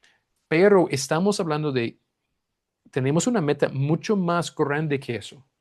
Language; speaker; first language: Spanish; non-native, fluent; English